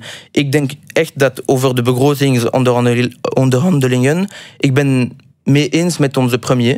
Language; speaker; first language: Dutch; non-native, local second language; French